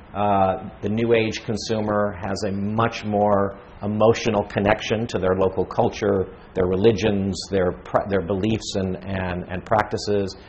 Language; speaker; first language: English; native; English